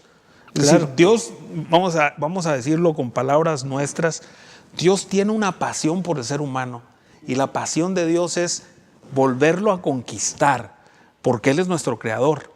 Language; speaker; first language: Spanish; native; Spanish